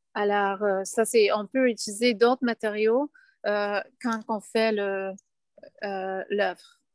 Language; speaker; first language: French; non-native, fluent; English